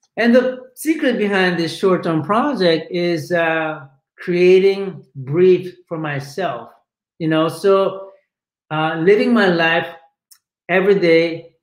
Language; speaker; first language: English; non-native, fluent; Portuguese